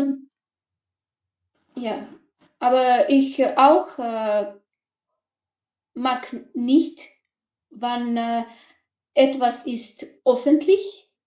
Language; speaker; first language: German; non-native, learner; Macedonian